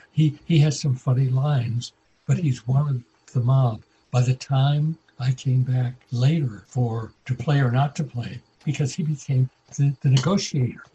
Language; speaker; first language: English; native; English